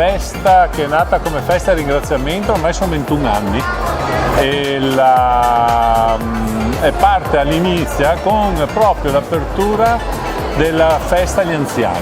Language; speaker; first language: Italian; native; Italian